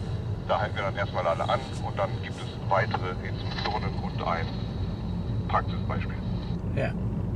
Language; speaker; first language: German; native; German